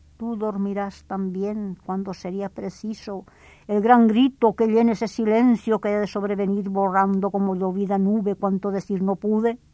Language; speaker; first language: Spanish; native; Spanish